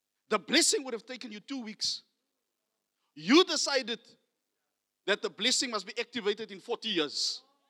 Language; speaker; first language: English; non-native, local second language; Afrikaans